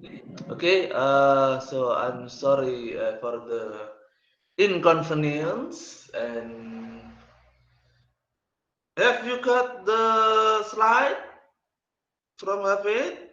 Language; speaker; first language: English; non-native, learner; Indonesian